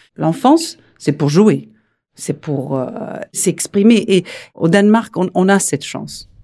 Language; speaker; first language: French; non-native, fluent; Danish